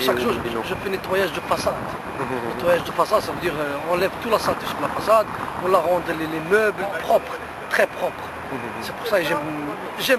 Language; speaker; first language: French; non-native, fluent; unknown